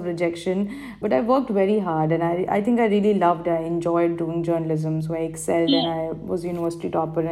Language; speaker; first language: English; non-native, local second language; Hindi